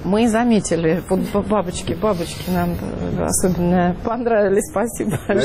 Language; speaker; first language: Russian; native; Russian